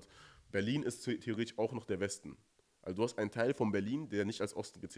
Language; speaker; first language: German; native; German